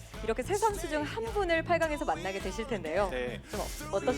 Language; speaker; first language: Korean; native; Korean